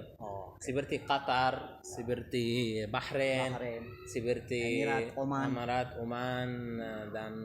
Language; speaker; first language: Indonesian; non-native, learner; Arabic